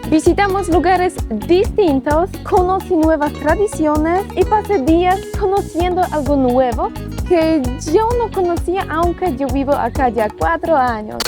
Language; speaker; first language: Spanish; non-native, fluent; Polish